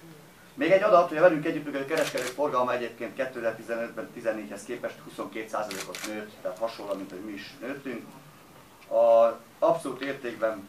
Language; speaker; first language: Hungarian; native; Hungarian